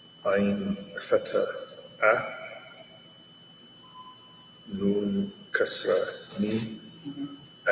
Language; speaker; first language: Arabic; non-native, learner; English